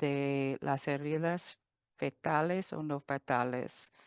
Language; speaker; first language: Spanish; non-native, fluent; English